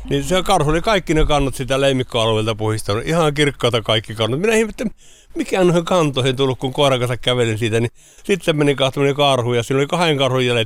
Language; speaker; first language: Finnish; native; Finnish